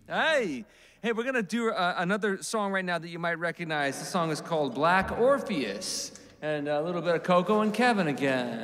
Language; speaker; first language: English; native; English